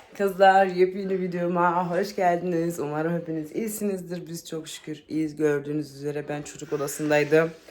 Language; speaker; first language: Turkish; early bilingual, heritage; Turkish